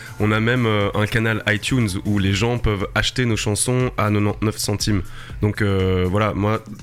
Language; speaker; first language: French; native; French